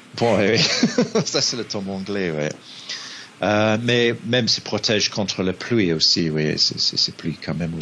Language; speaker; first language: French; non-native, fluent; English